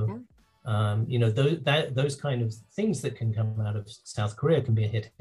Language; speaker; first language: English; native; English